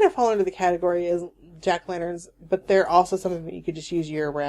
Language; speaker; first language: English; native; English